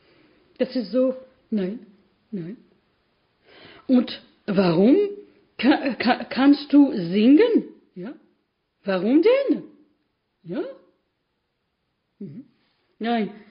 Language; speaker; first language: German; non-native, learner; French